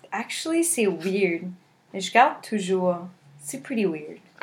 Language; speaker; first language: French; native; French